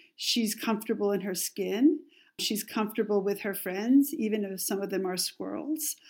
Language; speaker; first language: English; non-native, fluent; Spanish